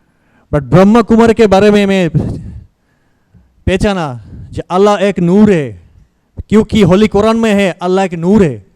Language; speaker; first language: Hindi; non-native, learner; Bangla